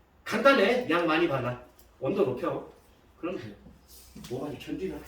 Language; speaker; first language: Korean; native; Korean